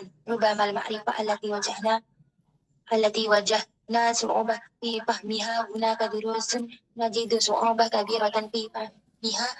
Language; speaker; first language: Arabic; non-native, learner; Indonesian